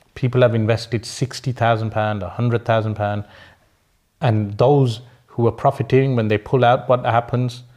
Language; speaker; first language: English; native; English